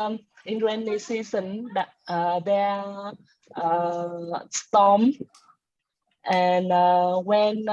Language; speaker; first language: English; non-native, learner; Vietnamese